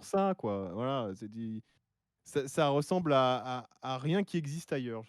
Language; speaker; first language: French; native; French